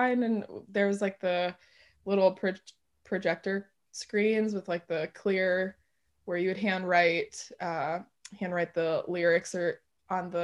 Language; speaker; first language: English; native; English